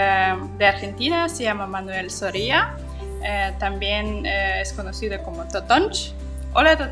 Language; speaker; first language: Spanish; non-native, fluent; Russian